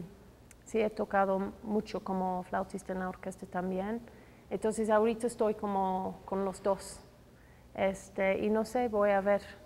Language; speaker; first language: Spanish; non-native, fluent; English